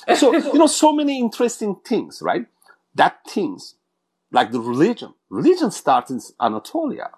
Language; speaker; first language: English; non-native, fluent; Turkish